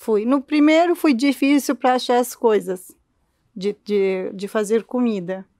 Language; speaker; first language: Portuguese; non-native, learner; Arabic